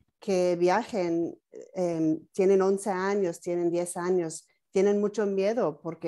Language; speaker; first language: Spanish; non-native, fluent; English